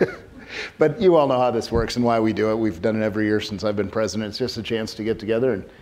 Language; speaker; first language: English; native; English